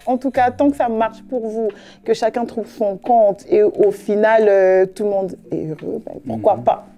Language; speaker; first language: French; non-native, local second language; Lingala